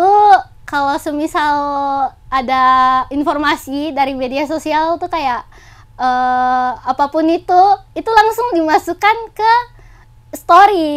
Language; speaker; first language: Indonesian; native; Indonesian